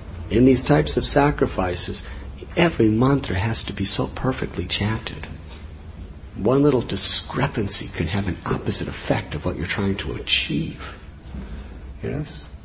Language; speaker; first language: English; native; English